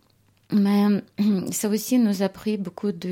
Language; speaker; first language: French; non-native, learner; Ukrainian